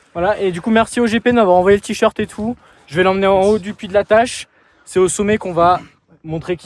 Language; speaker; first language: French; native; French